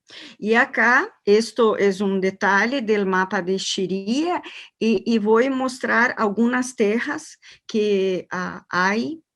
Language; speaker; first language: Spanish; non-native, learner; Portuguese